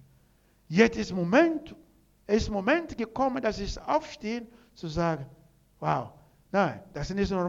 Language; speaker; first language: German; non-native, learner; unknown